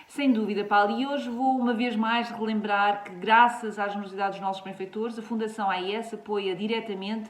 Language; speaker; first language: Portuguese; native; Portuguese